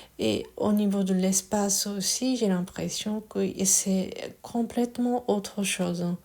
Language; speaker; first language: French; non-native, fluent; Japanese